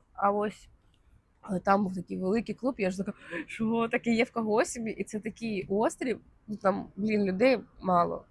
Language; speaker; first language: Ukrainian; native; Ukrainian